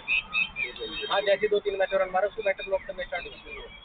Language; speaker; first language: Hindi; native; Hindi